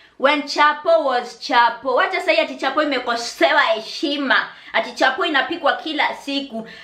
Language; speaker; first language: Swahili; native; Swahili